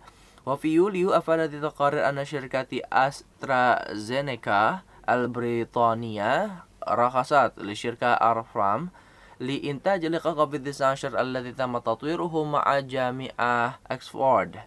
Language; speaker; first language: Arabic; non-native, fluent; Indonesian